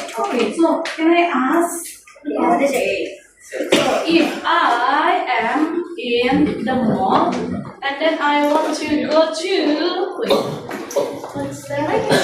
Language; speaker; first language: English; non-native, learner; Indonesian